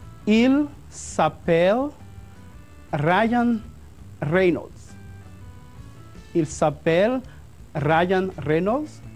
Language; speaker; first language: French; non-native, fluent; Spanish